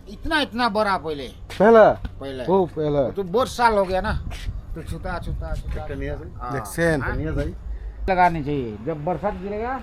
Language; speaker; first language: Hindi; non-native, local second language; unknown